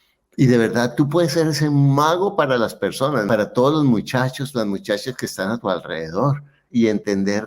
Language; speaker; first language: Spanish; native; Spanish